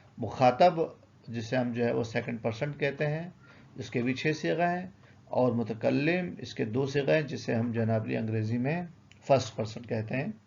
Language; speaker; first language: Urdu; native; Urdu